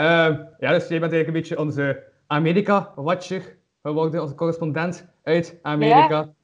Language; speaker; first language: Dutch; native; Dutch